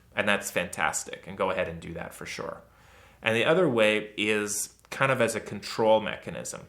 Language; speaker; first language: English; native; English